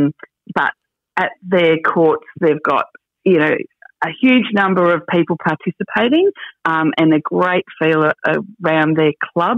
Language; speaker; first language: English; native; English